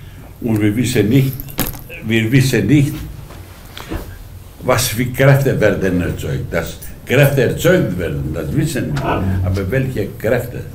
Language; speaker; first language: German; non-native, fluent; Greek